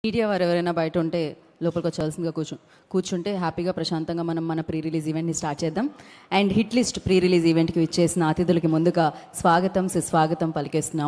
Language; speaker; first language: Telugu; native; Telugu